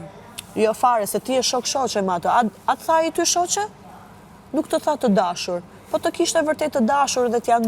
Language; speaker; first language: Albanian; native; Albanian